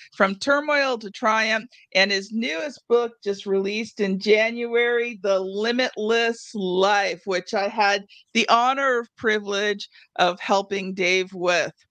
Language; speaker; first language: English; native; English